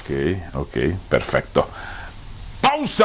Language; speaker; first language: Spanish; native; Spanish